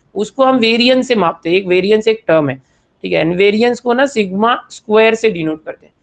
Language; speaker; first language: Hindi; non-native, local second language; Marathi